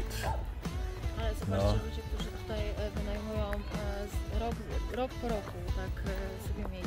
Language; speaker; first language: Polish; native; Polish